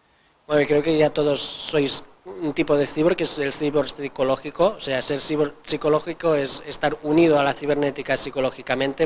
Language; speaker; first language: Spanish; non-native, local second language; Catalan